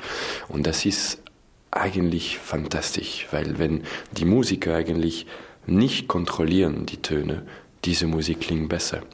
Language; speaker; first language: German; non-native, fluent; French